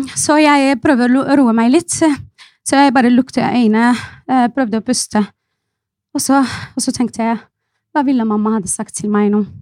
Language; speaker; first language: Norwegian; non-native, fluent; Arabic